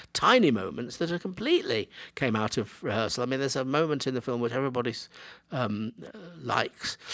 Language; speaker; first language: English; native; English